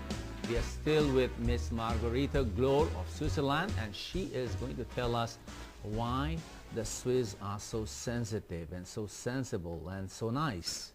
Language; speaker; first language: English; non-native, fluent; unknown